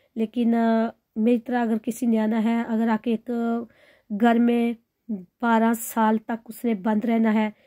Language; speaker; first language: Urdu; non-native, local second language; Punjabi